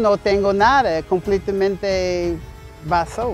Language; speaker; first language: Spanish; non-native, learner; English